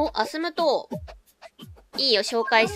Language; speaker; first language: Japanese; native; Japanese